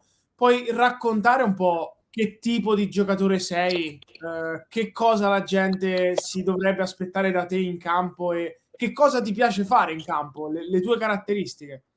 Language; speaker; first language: Italian; native; Italian